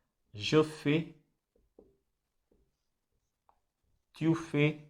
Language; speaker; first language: French; non-native, fluent; Hindi